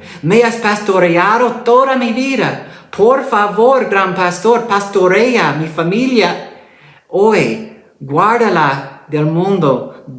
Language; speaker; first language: Spanish; non-native, fluent; English